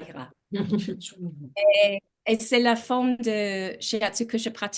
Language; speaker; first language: French; non-native, learner; English